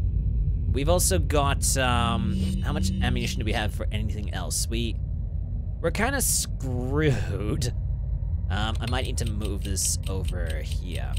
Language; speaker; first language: English; native; English